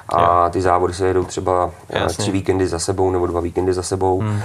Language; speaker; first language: Czech; native; Czech